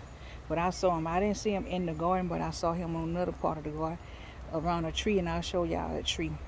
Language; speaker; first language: English; native; English